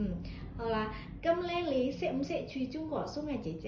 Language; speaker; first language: Cantonese; native; Cantonese